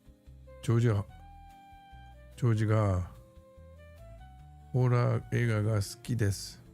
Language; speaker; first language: Japanese; non-native, learner; English